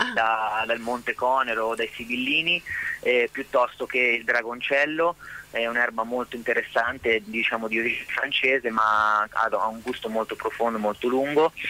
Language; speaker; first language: Italian; native; Italian